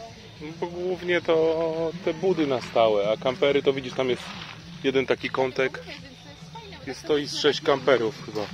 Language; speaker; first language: Polish; native; Polish